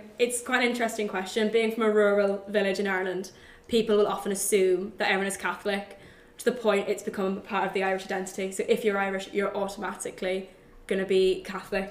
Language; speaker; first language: English; native; English